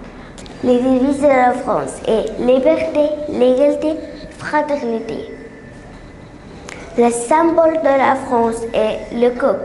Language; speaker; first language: French; non-native, learner; Arabic